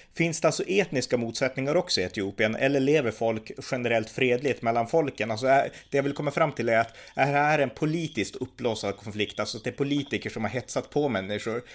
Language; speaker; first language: Swedish; native; Swedish